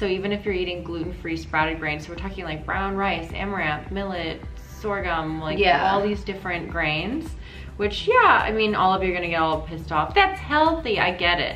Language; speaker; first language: English; native; English